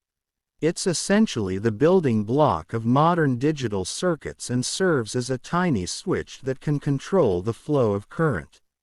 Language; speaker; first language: English; non-native, learner; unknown